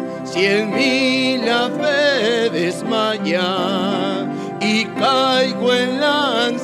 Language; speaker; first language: Spanish; native; Spanish